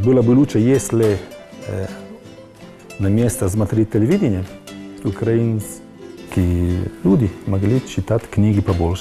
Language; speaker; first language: Russian; non-native, learner; Italian